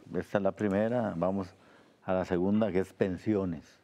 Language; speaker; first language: Spanish; native; Spanish